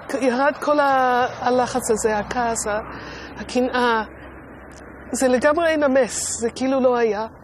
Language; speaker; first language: Hebrew; non-native, fluent; English